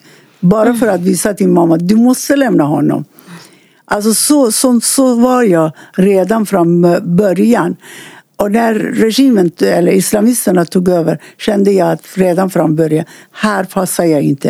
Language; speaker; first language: Swedish; non-native, fluent; Persian